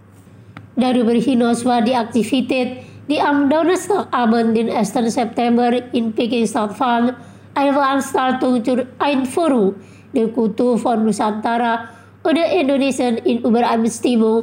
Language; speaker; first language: German; non-native, learner; Indonesian